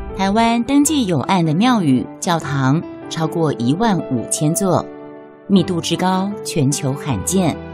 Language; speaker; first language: Chinese; native; Chinese